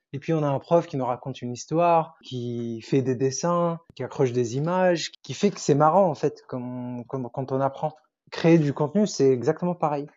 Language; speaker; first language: French; non-native, local second language; Arabic